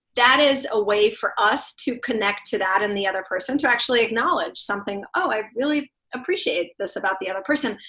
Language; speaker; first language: English; non-native, fluent; Russian